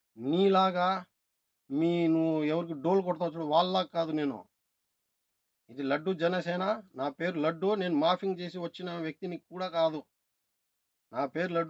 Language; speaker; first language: Telugu; non-native, local second language; Urdu